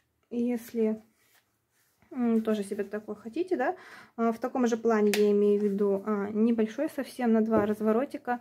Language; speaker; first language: Russian; native; Russian